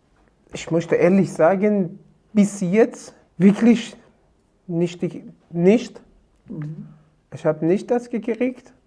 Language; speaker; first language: German; non-native, learner; Persian